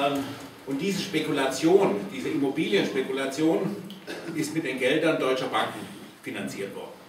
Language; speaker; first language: German; native; German